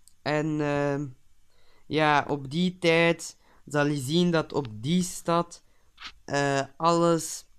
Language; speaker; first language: Dutch; early bilingual, other home language; Turkish